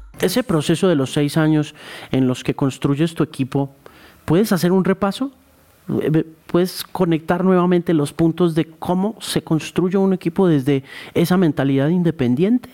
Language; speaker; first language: Spanish; native; Spanish